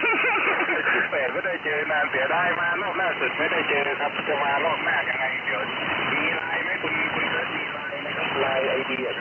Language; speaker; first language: Thai; native; Thai